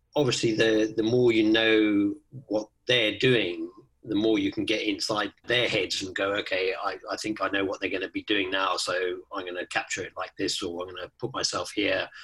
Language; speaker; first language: English; native; English